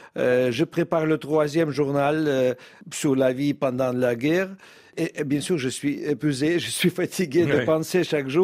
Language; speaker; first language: French; non-native, fluent; Russian